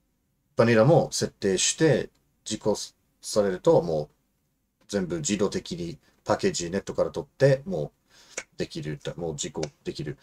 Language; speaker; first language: Japanese; non-native, fluent; English